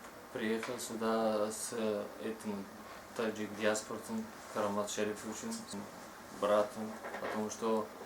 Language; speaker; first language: Russian; non-native, learner; Tajik